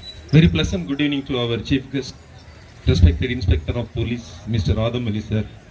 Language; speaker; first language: English; non-native, local second language; Tamil